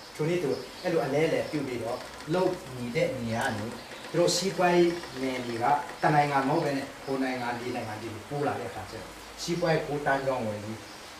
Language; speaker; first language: Burmese; non-native, local second language; Tedim Chin